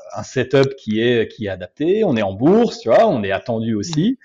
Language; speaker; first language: French; native; French